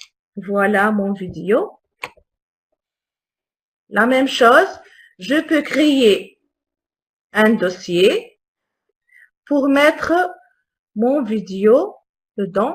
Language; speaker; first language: French; non-native, local second language; Arabic